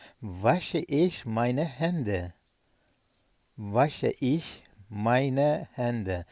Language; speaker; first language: German; non-native, fluent; Turkish